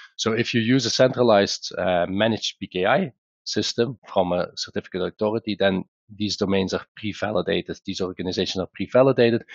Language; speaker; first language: English; non-native, fluent; Dutch